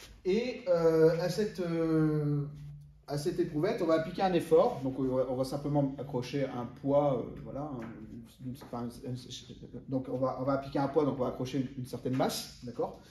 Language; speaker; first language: French; native; French